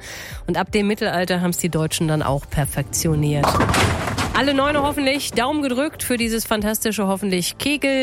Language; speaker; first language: German; native; German